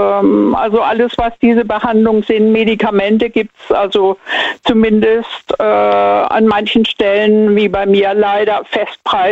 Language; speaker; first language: German; native; German